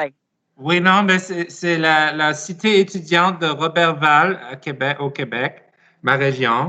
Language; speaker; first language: French; native; French